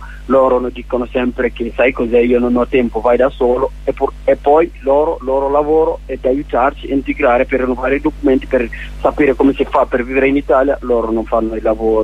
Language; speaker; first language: Italian; non-native, learner; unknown